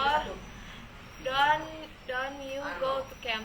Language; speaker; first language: English; non-native, learner; Indonesian